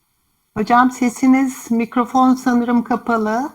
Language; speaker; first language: Turkish; native; Turkish